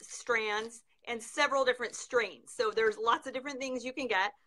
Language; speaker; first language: English; native; English